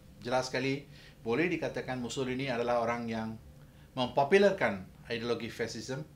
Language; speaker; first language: Malay; non-native, local second language; Tamil